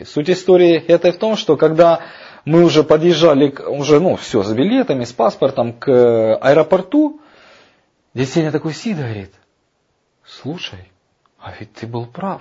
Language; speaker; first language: Russian; native; Russian